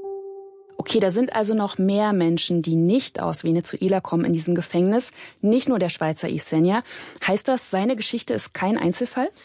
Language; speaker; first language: German; native; German